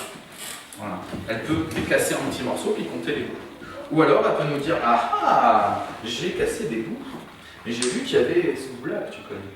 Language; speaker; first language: French; native; French